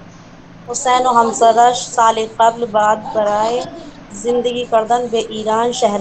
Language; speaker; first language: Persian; non-native, learner; Urdu